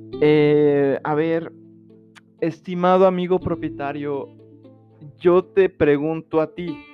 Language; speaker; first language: Spanish; native; Spanish